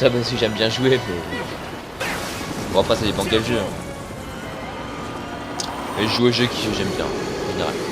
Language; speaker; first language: French; native; French